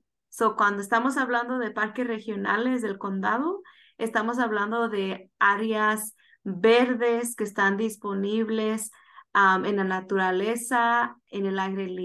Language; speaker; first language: Spanish; early bilingual, heritage; Spanish